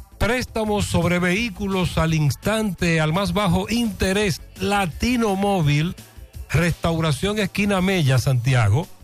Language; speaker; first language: Spanish; native; Spanish